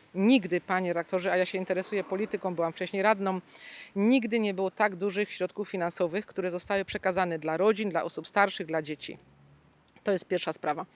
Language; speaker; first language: Polish; native; Polish